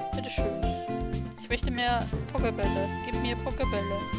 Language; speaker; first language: German; native; German